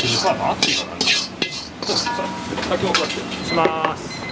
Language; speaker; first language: Japanese; native; Japanese